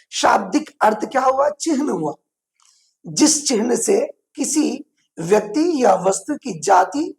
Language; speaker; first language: Hindi; non-native, local second language; Telugu